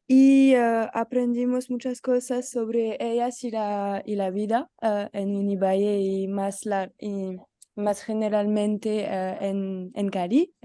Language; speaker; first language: Spanish; non-native, learner; French